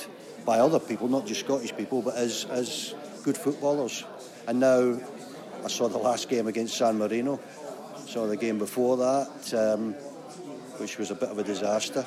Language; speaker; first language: English; native; English